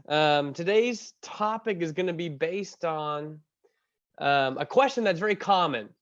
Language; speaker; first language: English; native; English